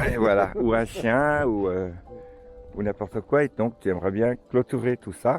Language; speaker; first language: French; native; French